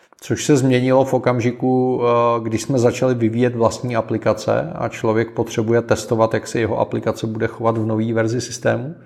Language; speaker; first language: Czech; native; Czech